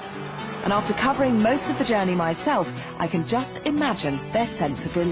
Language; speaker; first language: English; native; English